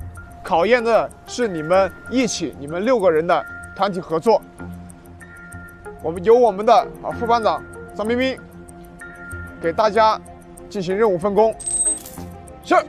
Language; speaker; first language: Chinese; native; Chinese